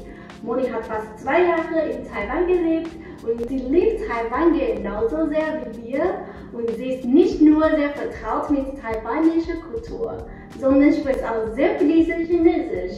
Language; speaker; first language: German; non-native, learner; Chinese